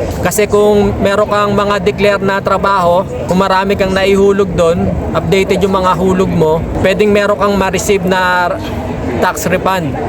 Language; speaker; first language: Filipino; native; Filipino